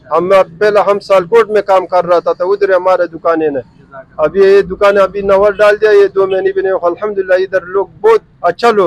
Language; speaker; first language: Hindi; non-native, local second language; Pashto